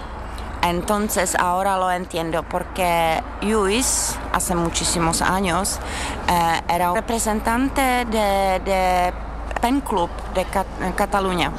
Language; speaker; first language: Spanish; non-native, fluent; Czech